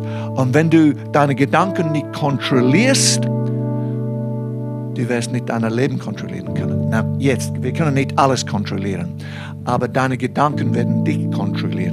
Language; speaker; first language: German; non-native, fluent; English